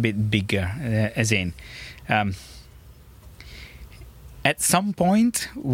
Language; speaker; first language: English; non-native, fluent; Italian